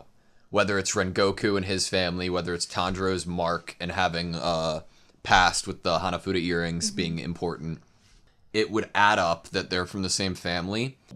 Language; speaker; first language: English; native; English